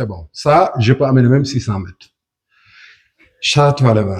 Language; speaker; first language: French; non-native, local second language; Wolof